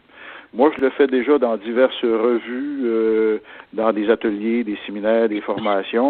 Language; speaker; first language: French; native; French